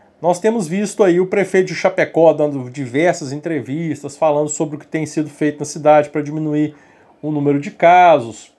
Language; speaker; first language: Portuguese; native; Portuguese